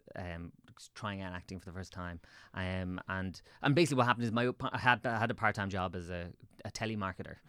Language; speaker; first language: English; native; English